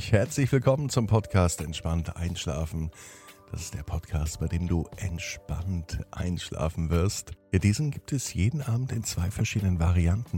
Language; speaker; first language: German; native; German